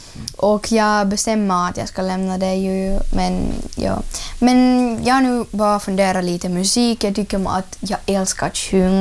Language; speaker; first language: Swedish; non-native, learner; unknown